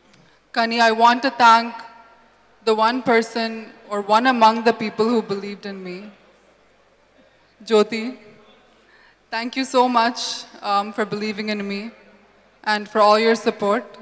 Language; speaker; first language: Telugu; non-native, learner; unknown